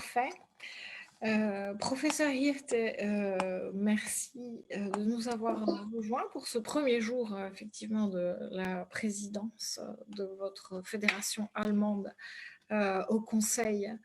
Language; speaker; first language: French; native; French